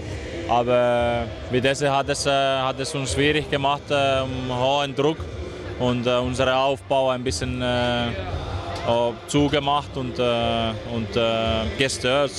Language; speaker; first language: German; non-native, fluent; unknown